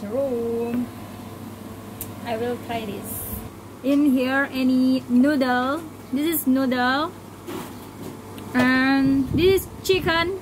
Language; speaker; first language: English; non-native, learner; Indonesian